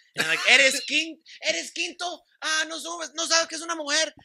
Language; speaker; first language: Spanish; early bilingual, heritage; Spanish